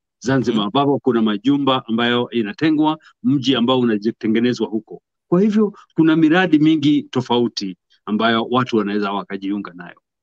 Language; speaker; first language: Swahili; non-native, local second language; Kikuyu